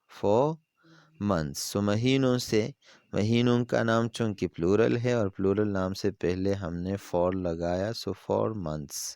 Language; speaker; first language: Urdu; non-native, local second language; Pashto